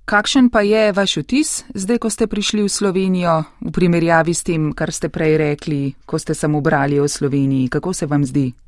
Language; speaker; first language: Slovenian; native; Slovenian